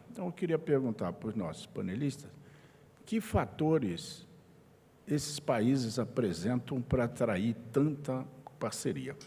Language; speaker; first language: Portuguese; native; Portuguese